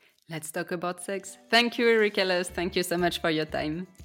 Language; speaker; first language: English; non-native, fluent; French